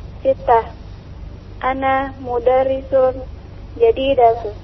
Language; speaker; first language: Arabic; non-native, learner; Indonesian